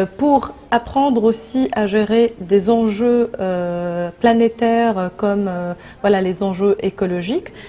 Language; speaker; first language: French; non-native, local second language; Arabic